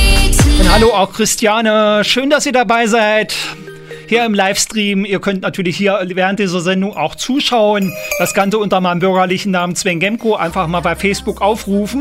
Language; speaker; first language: German; native; German